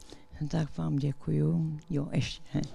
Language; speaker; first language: Czech; early bilingual, heritage; English